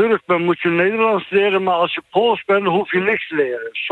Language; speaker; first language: Dutch; non-native, fluent; Turkish